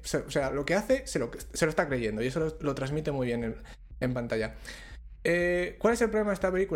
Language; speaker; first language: Spanish; native; Spanish